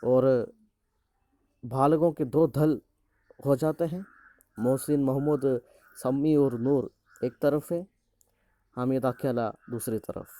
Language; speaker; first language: Hindi; non-native, local second language; Malayalam